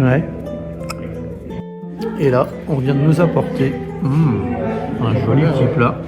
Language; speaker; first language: French; native; French